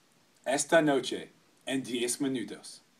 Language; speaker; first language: Spanish; non-native, learner; English